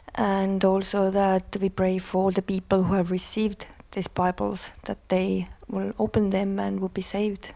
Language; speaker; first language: English; non-native, fluent; Estonian